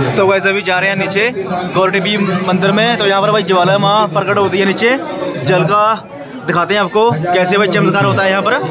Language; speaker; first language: Hindi; non-native, local second language; Punjabi